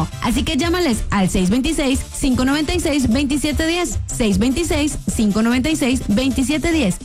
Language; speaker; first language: Spanish; native; Spanish